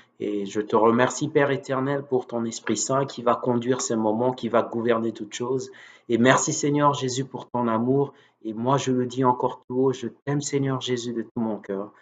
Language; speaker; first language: French; non-native, local second language; Lingala